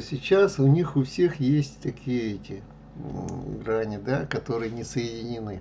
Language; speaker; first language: Russian; native; Russian